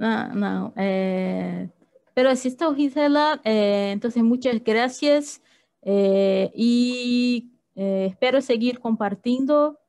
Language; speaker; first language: Spanish; non-native, fluent; Portuguese